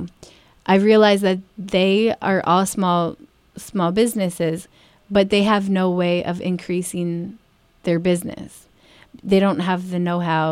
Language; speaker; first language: English; native; English